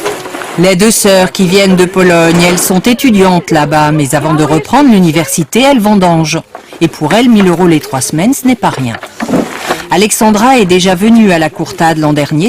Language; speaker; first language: French; native; French